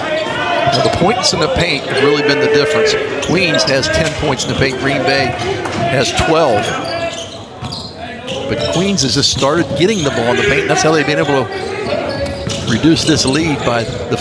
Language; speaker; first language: English; native; English